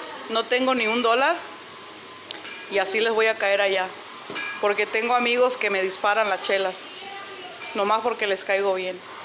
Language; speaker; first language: Spanish; early bilingual, heritage; Spanish